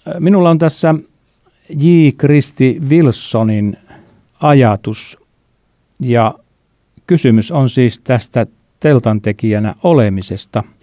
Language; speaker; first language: Finnish; native; Finnish